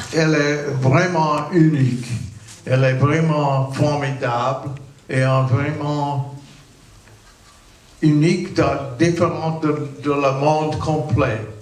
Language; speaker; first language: French; non-native, learner; English